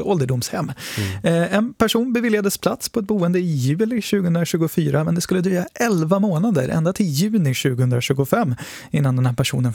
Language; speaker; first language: Swedish; native; Swedish